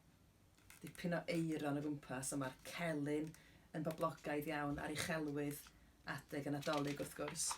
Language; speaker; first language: Welsh; native; Welsh